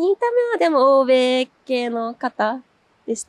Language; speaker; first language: Japanese; native; Japanese